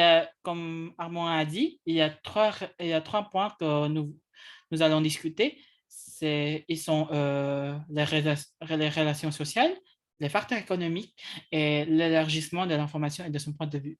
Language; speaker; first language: French; non-native, learner; English